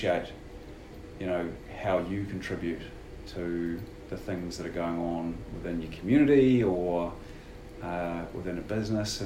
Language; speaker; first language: English; native; English